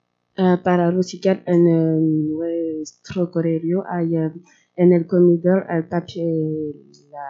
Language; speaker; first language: Spanish; non-native, learner; French